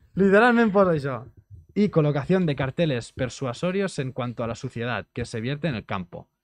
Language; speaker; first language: Spanish; non-native, local second language; Catalan